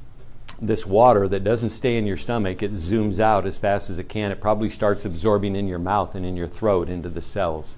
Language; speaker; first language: English; native; English